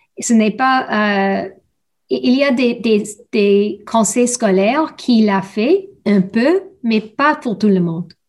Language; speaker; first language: French; non-native, learner; English